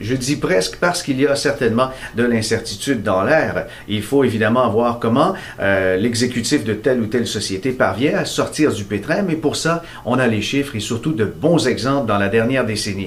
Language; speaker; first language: French; native; French